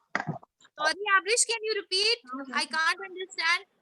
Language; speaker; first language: English; non-native, fluent; Urdu